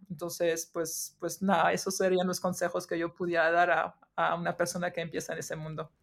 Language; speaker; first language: Spanish; non-native, fluent; French